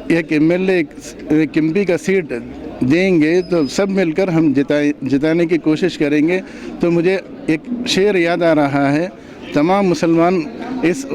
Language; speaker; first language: Urdu; native; Urdu